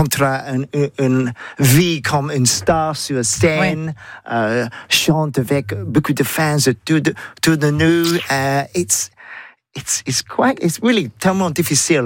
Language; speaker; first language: French; non-native, learner; English